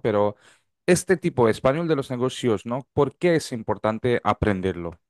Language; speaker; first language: Spanish; non-native, fluent; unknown